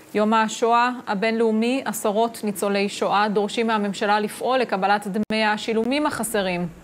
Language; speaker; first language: Hebrew; native; Hebrew